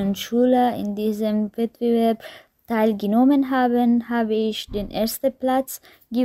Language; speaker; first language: German; non-native, learner; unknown